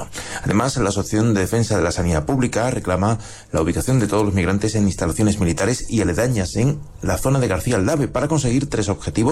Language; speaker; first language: Spanish; native; Spanish